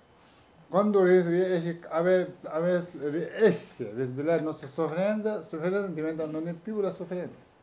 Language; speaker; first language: Italian; non-native, learner; Tibetan